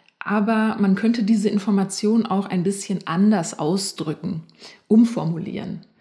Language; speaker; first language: German; native; German